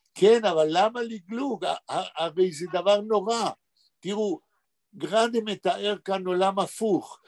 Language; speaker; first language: Hebrew; non-native, fluent; Spanish